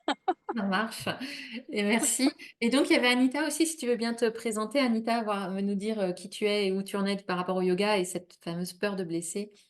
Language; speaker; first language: French; native; French